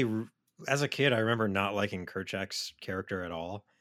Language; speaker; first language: English; native; English